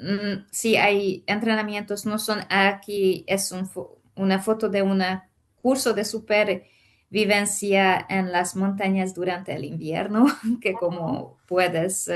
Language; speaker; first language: Spanish; non-native, fluent; Hungarian